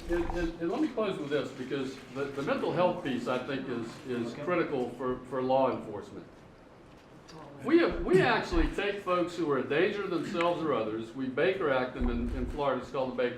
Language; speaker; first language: English; native; English